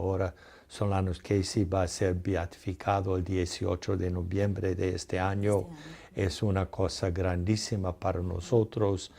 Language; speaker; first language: Spanish; non-native, fluent; English